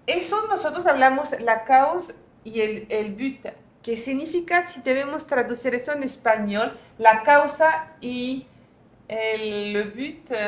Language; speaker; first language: Spanish; non-native, fluent; French